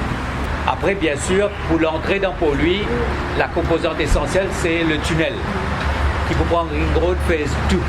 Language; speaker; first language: French; non-native, local second language; Morisyen